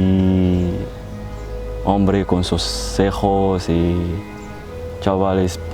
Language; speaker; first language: Spanish; non-native, learner; Arabic